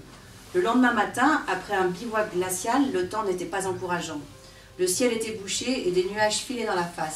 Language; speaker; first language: French; native; French